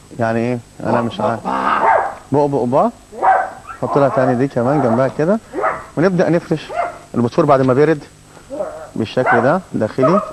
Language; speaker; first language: Arabic; native; Arabic